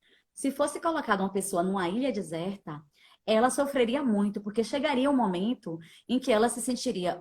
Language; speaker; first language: Portuguese; native; Portuguese